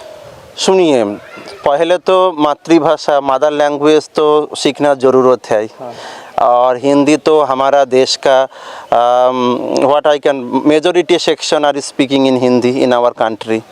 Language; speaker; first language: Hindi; non-native, local second language; Bangla